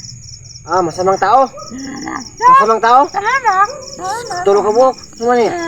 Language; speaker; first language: Filipino; non-native, local second language; Cebuano